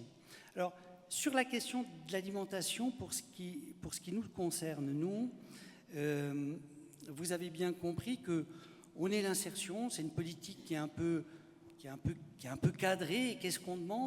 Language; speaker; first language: French; native; French